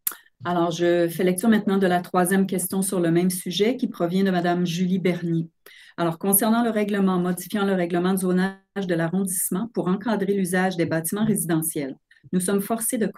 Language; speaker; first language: French; native; French